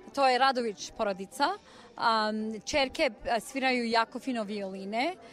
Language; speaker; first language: Serbian; early bilingual, heritage; Serbian